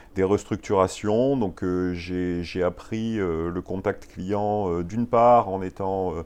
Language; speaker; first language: French; native; French